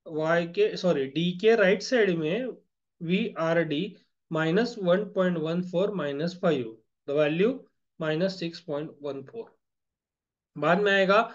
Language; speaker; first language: Hindi; non-native, local second language; Marathi